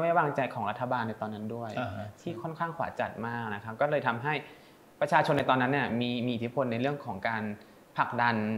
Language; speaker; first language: Thai; native; Thai